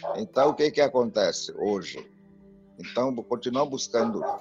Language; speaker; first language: Portuguese; non-native, local second language; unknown